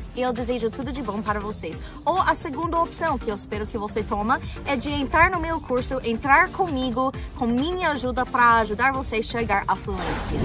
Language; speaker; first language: Portuguese; non-native, fluent; English